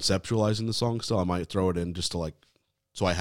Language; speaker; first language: English; native; English